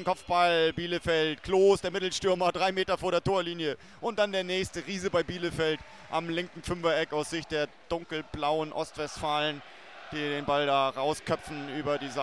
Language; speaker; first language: German; native; German